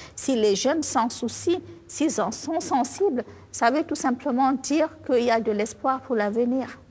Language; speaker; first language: French; non-native, local second language; Fula